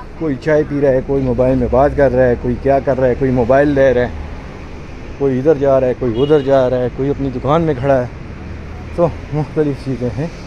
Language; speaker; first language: Urdu; non-native, local second language; Punjabi